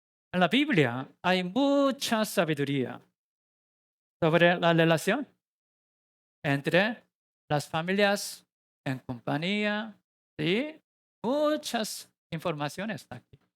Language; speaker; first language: Spanish; non-native, learner; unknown